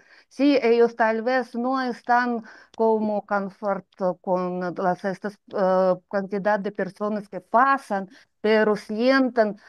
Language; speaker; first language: Spanish; non-native, fluent; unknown